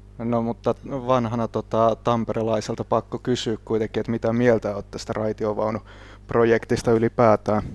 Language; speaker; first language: Finnish; native; Finnish